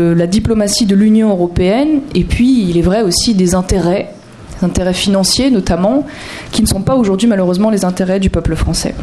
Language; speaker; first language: French; native; French